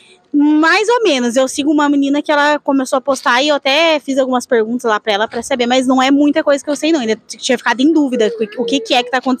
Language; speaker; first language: Portuguese; native; Portuguese